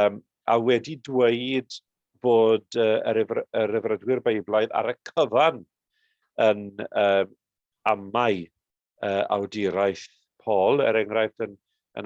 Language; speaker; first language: Welsh; native; Welsh